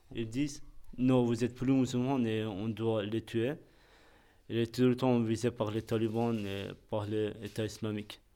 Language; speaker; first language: French; non-native, fluent; Persian